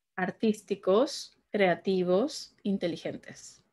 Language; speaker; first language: Spanish; native; Spanish